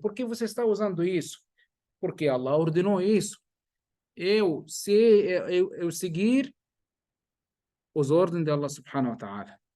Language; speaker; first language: Portuguese; non-native, fluent; Arabic